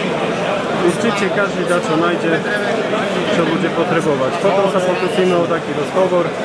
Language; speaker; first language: Polish; non-native, learner; Slovak